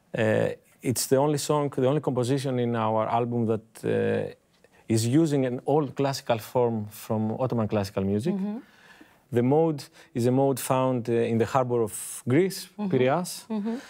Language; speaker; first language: English; non-native, fluent; Greek